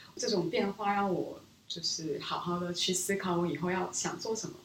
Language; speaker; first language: Chinese; early bilingual, other home language; Korean